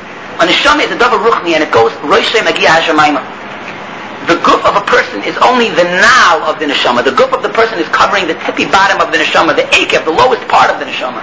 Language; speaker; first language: English; native; English